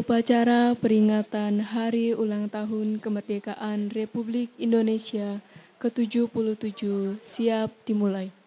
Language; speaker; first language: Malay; non-native, local second language; Balinese